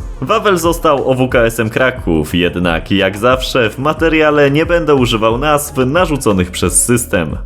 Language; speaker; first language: Polish; native; Polish